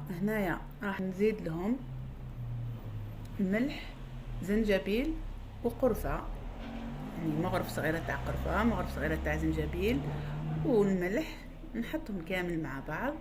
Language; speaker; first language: Arabic; native; Arabic